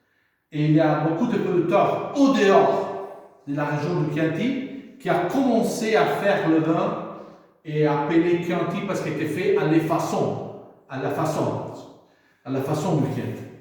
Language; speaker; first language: French; non-native, fluent; Italian